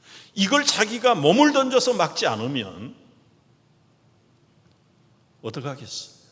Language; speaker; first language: Korean; native; Korean